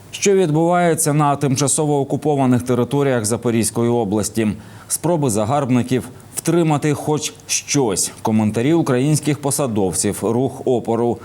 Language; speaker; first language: Ukrainian; native; Ukrainian